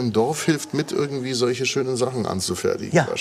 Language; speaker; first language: German; native; German